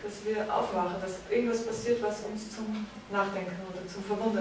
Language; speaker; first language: German; native; German